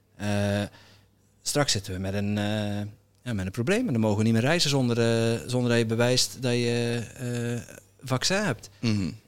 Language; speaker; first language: Dutch; native; Dutch